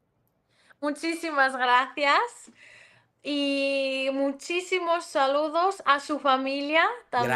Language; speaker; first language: Spanish; non-native, fluent; Greek